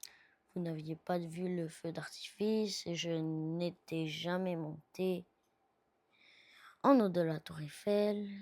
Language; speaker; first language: French; non-native, learner; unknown